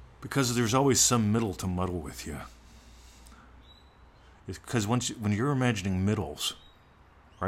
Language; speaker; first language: English; native; English